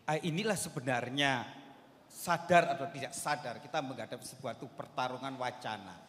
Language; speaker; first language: Indonesian; native; Indonesian